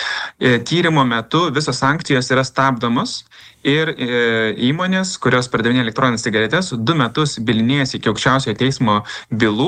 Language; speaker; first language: Lithuanian; native; Lithuanian